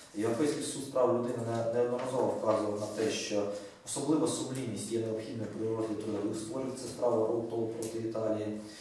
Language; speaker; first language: Ukrainian; native; Ukrainian